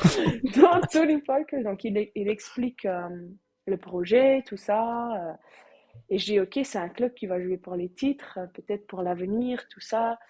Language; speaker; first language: French; non-native, learner; Dutch